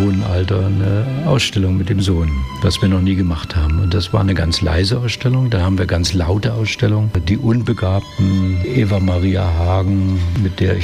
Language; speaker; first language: German; native; German